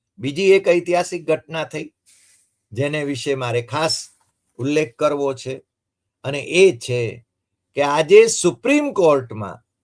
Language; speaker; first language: Gujarati; native; Gujarati